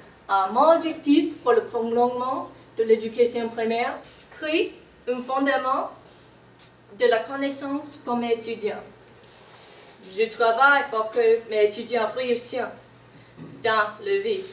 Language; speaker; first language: French; non-native, learner; English